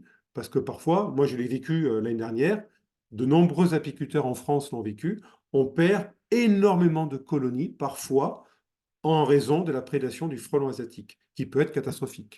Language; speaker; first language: French; native; French